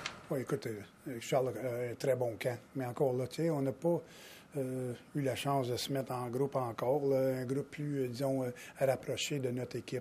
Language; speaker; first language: French; native; French